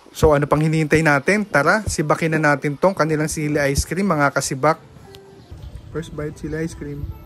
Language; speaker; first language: Filipino; non-native, local second language; Bikol